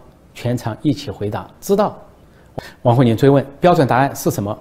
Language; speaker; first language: Chinese; native; Chinese